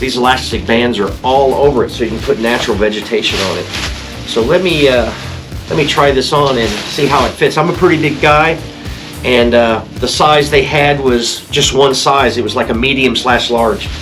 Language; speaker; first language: English; native; English